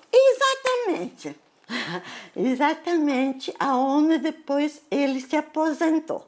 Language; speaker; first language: Portuguese; early bilingual, other home language; Italian